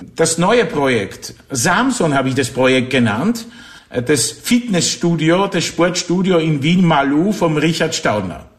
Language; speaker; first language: German; non-native, fluent; Polish